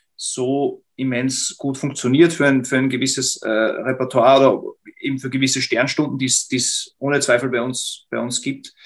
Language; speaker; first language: German; native; German